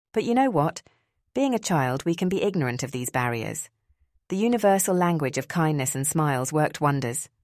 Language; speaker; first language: English; early bilingual, other home language; Spanish